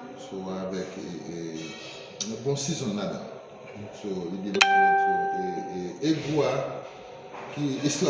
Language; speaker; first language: French; non-native, learner; Haitian Creole